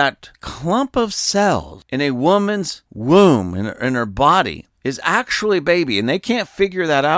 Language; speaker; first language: English; native; English